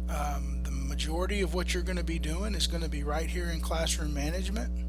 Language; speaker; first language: English; native; English